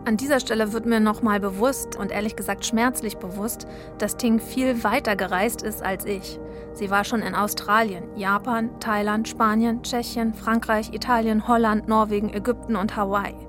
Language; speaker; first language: German; native; German